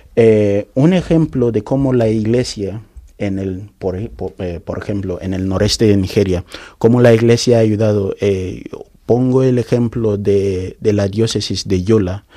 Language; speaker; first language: Spanish; non-native, fluent; Igbo